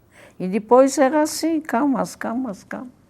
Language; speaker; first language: Portuguese; non-native, fluent; Polish